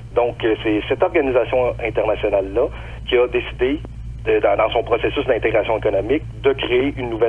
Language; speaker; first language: French; native; French